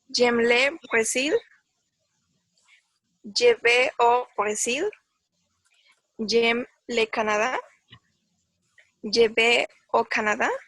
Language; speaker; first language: French; non-native, learner; Spanish